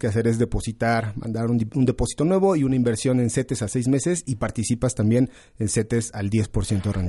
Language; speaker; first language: Spanish; native; Spanish